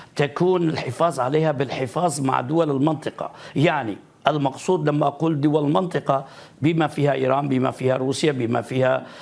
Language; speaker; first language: Arabic; non-native, fluent; Turkish